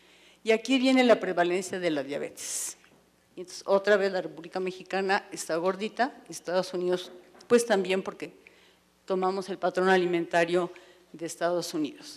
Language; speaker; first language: Spanish; native; Spanish